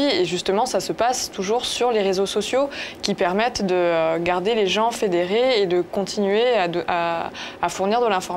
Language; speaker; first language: French; native; French